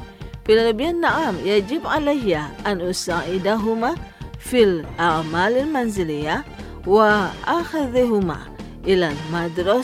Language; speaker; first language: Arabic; non-native, fluent; Indonesian